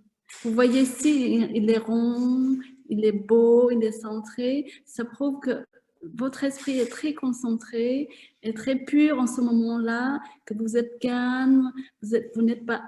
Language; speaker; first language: French; non-native, fluent; Vietnamese